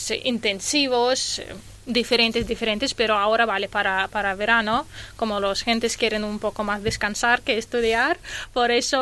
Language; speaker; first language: Spanish; non-native, learner; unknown